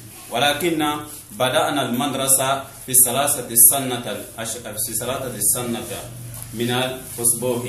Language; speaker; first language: Arabic; non-native, learner; Dyula